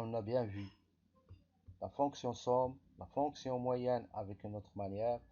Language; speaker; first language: French; non-native, local second language; Arabic